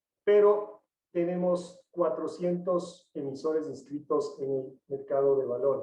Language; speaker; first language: Spanish; native; Spanish